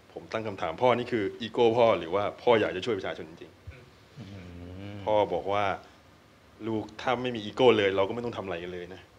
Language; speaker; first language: Thai; native; Thai